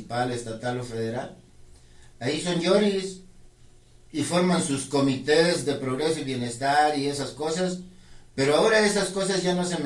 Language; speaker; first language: Spanish; non-native, local second language; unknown